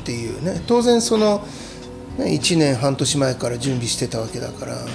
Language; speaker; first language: Japanese; native; Japanese